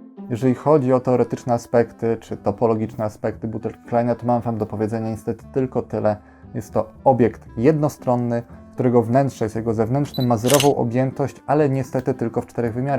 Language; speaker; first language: Polish; native; Polish